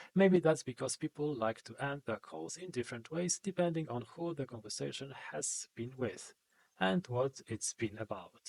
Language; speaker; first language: English; non-native, fluent; Polish